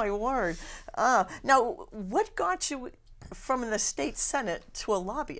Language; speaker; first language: English; native; English